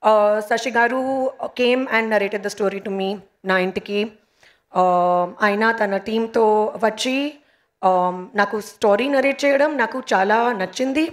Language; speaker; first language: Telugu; non-native, learner; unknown